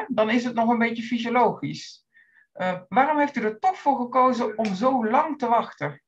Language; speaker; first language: Dutch; native; Dutch